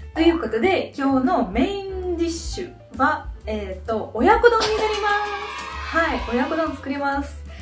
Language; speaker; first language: Japanese; non-native, fluent; Russian